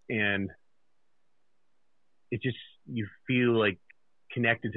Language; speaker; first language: English; native; English